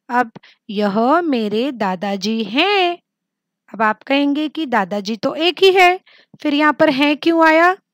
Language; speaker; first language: Hindi; non-native, local second language; Marathi